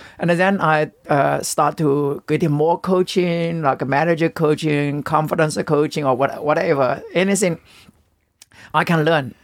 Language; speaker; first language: English; non-native, learner; Chinese